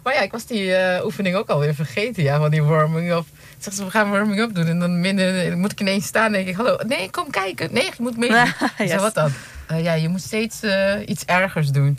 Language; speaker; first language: Dutch; native; Dutch